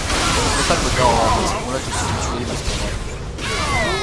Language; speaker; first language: French; native; French